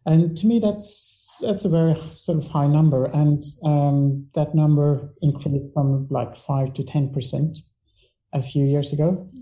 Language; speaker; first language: English; non-native, fluent; Norwegian